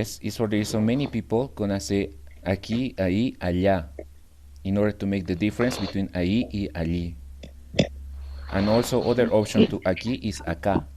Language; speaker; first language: English; non-native, learner; Spanish